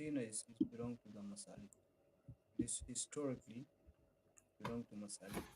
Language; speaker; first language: English; non-native, fluent; Arabic